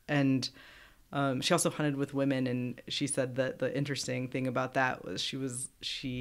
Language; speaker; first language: English; native; English